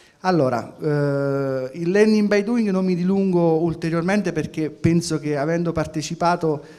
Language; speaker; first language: Italian; native; Italian